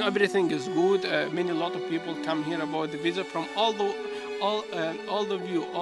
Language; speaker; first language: English; non-native, learner; Arabic